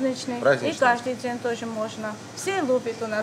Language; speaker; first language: Russian; non-native, fluent; Georgian